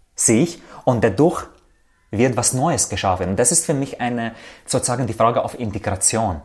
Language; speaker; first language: German; non-native, fluent; Arabic